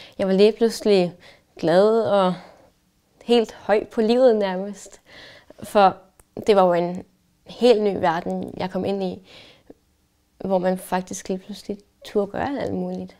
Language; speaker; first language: Danish; early bilingual, heritage; Danish